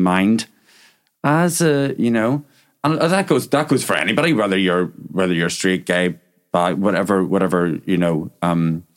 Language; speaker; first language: English; native; English